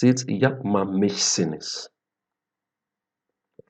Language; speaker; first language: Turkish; non-native, fluent; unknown